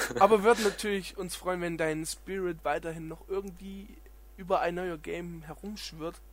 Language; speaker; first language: German; native; German